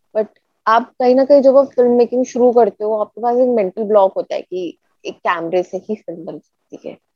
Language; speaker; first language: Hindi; native; Hindi